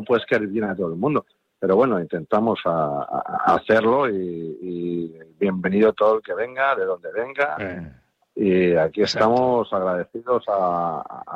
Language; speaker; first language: Spanish; native; Spanish